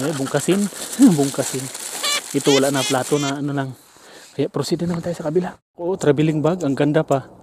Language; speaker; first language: Filipino; non-native, local second language; Cebuano